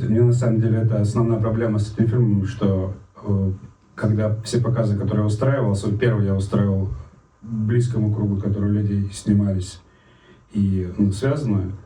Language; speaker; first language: Russian; native; Russian